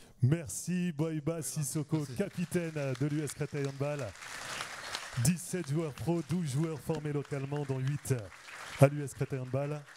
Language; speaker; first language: French; native; French